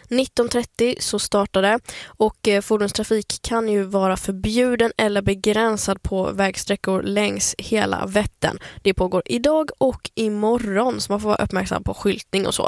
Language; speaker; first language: Swedish; native; Swedish